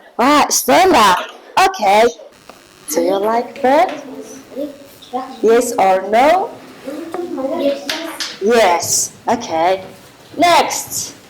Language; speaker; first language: English; non-native, learner; Mongolian